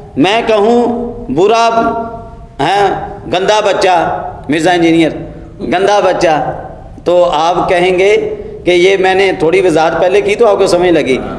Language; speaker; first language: Urdu; non-native, local second language; Punjabi